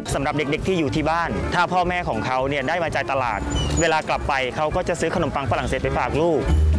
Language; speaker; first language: Thai; non-native, fluent; Khmer